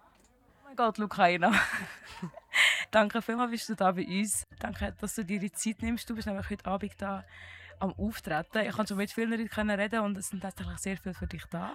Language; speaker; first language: German; native; German